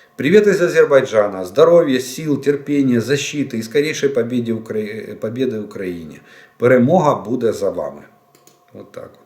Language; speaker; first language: Russian; native; Russian